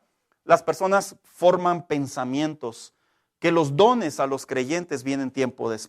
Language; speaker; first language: Spanish; native; Spanish